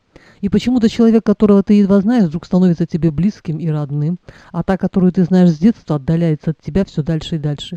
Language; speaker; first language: Russian; native; Russian